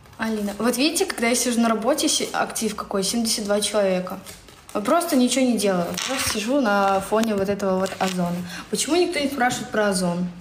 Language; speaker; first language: Russian; native; Russian